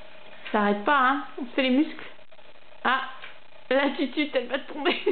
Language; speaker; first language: French; native; French